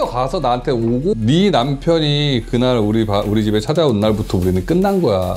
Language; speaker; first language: Korean; native; Korean